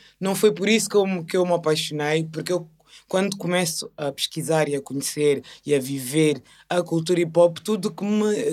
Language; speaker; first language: Portuguese; native; Portuguese